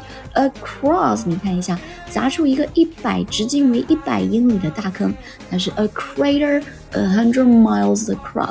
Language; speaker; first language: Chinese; native; Chinese